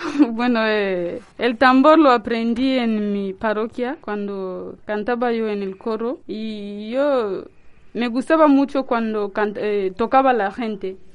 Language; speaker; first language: Spanish; non-native, learner; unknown